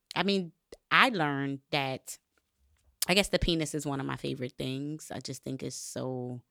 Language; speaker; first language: English; native; English